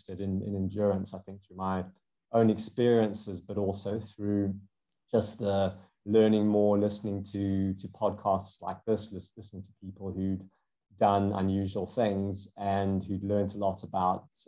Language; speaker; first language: English; native; English